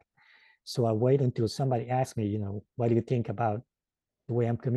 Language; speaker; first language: English; non-native, fluent; Spanish